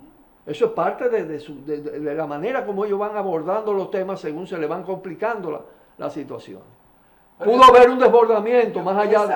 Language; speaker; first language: Spanish; native; Spanish